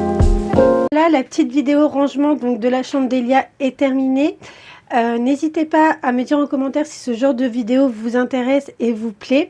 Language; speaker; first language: French; native; French